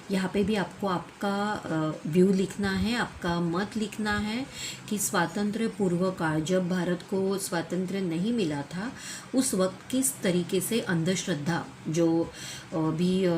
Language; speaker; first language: Hindi; non-native, local second language; Marathi